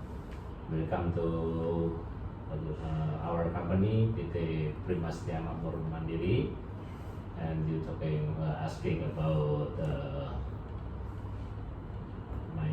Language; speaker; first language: English; non-native, learner; Indonesian